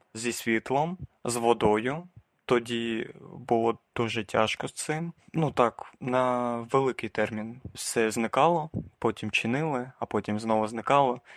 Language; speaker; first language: Ukrainian; native; Ukrainian